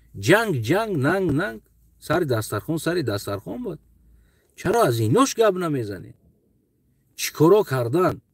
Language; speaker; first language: Tajik; non-native, local second language; Uzbek